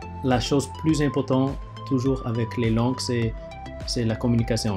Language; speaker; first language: French; early bilingual, other home language; Chinese